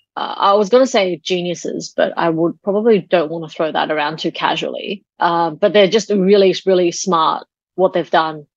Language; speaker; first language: English; early bilingual, other home language; Chinese